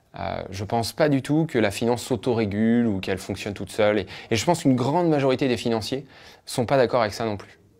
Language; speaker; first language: French; native; French